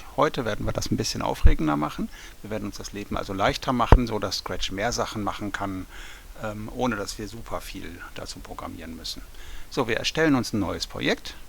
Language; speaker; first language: German; native; German